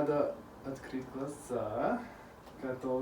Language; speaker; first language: Russian; non-native, fluent; English